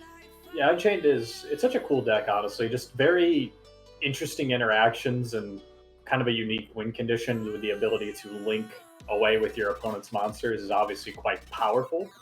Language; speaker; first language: English; native; English